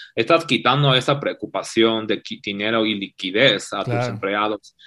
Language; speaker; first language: Spanish; non-native, fluent; Chinese